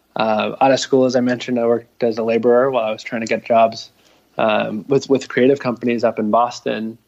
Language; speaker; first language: English; native; English